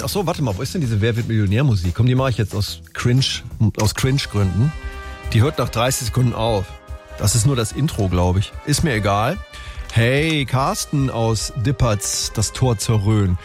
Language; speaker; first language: German; native; German